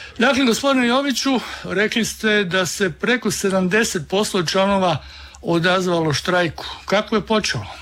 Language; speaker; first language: Serbian; native; Serbian